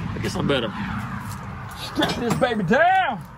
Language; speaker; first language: English; native; English